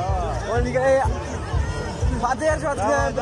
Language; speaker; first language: Russian; non-native, fluent; Tajik